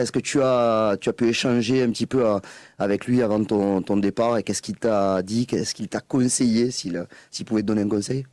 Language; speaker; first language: French; native; French